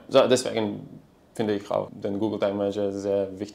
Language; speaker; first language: German; non-native, fluent; Lithuanian